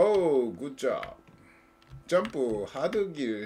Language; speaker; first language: Korean; native; Korean